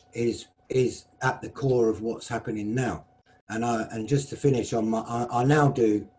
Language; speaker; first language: English; native; English